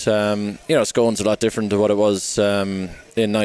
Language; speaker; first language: English; native; English